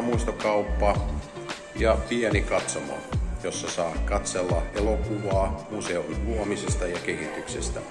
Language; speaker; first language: Finnish; non-native, fluent; Russian